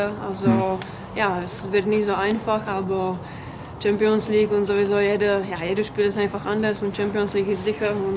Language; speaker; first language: German; non-native, fluent; Czech